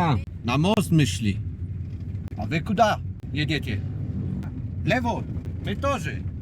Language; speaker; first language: Russian; non-native, learner; Polish